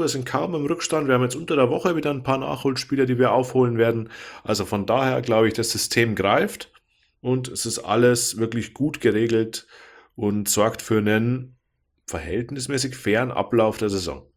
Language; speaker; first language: German; native; German